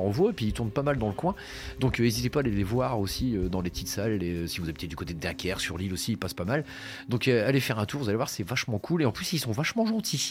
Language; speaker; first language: French; native; French